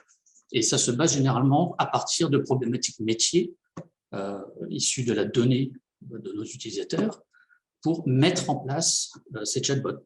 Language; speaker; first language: French; native; French